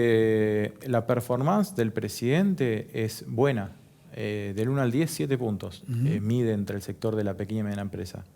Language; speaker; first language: Spanish; native; Spanish